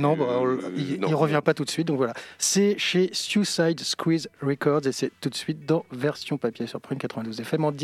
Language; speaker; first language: French; native; French